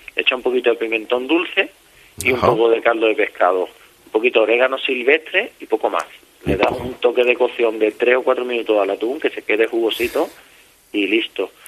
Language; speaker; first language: Spanish; native; Spanish